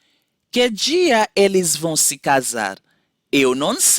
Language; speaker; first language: Portuguese; non-native, fluent; Haitian Creole